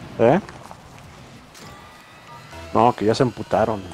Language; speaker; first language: Spanish; native; Spanish